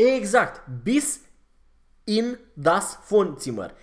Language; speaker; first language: German; non-native, fluent; Romanian